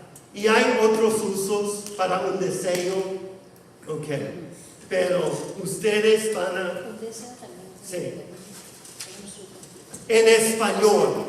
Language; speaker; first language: Spanish; non-native, fluent; English